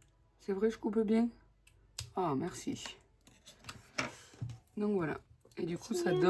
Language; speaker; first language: French; native; French